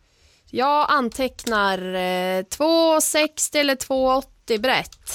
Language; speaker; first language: Swedish; native; Swedish